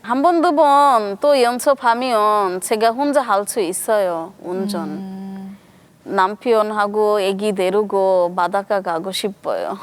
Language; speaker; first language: Korean; non-native, local second language; Bangla